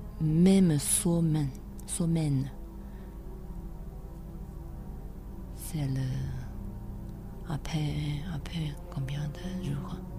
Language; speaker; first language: French; non-native, learner; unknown